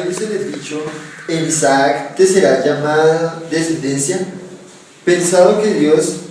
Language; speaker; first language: Spanish; native; Spanish